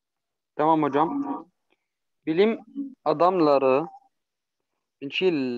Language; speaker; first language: Turkish; non-native, learner; Arabic